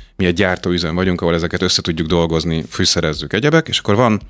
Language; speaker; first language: Hungarian; native; Hungarian